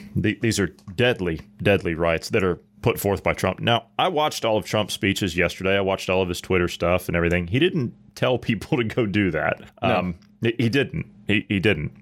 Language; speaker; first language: English; native; English